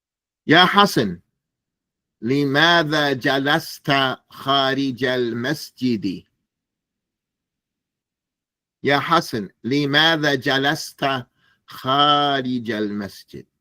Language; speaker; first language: Arabic; non-native, fluent; English